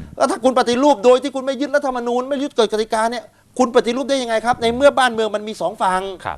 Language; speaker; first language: Thai; native; Thai